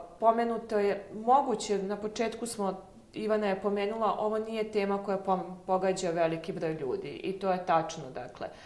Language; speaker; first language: Serbian; native; Serbian